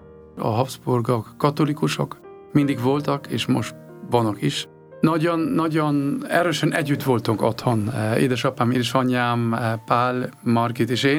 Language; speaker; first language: Hungarian; non-native, learner; German